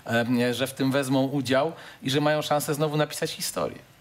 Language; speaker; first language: Polish; native; Polish